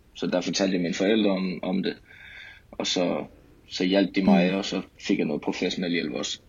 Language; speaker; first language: Danish; native; Danish